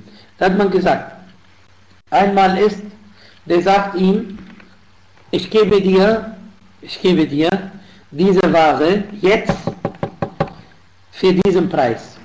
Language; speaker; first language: German; non-native, fluent; Arabic